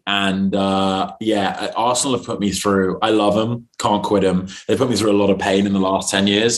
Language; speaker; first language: English; native; English